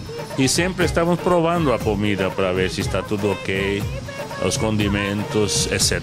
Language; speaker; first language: Portuguese; non-native, fluent; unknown